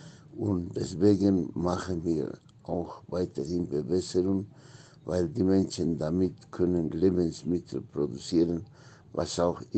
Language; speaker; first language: German; non-native, fluent; Spanish